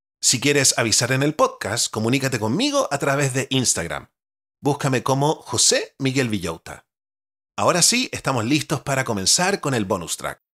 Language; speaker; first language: Spanish; native; Spanish